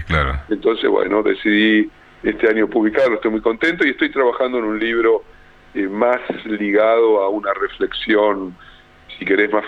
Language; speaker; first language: Spanish; native; Spanish